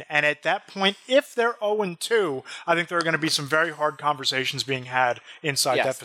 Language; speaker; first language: English; native; English